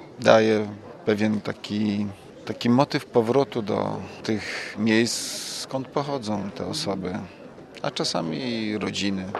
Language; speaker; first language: Polish; native; Polish